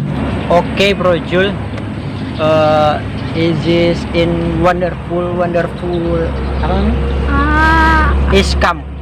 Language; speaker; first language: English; non-native, learner; Minangkabau